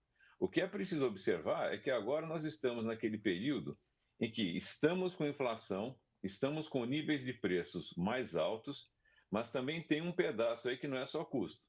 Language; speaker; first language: Portuguese; native; Portuguese